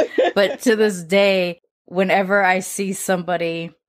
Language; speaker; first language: English; native; English